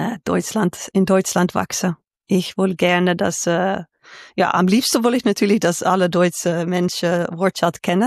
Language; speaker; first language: German; non-native, fluent; Dutch